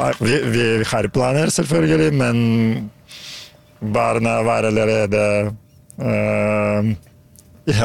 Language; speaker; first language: Norwegian; non-native, learner; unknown